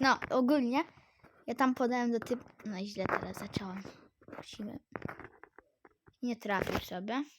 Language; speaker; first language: Polish; native; Polish